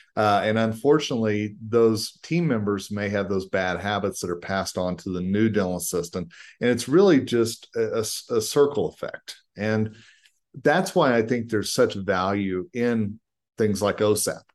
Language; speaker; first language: English; native; English